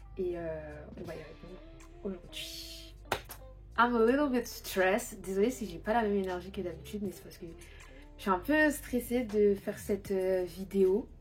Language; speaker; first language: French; early bilingual, other home language; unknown